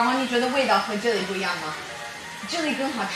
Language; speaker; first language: Chinese; non-native, fluent; English